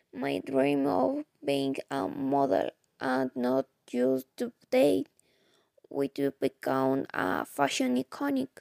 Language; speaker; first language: English; non-native, fluent; Spanish